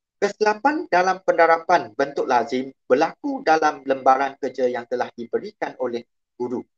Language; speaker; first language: Malay; non-native, local second language; Chinese